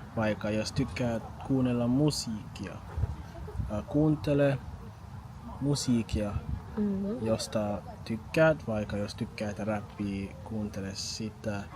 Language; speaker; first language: Finnish; non-native, fluent; English